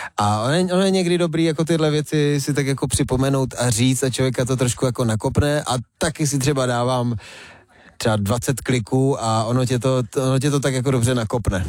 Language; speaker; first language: Czech; early bilingual, other home language; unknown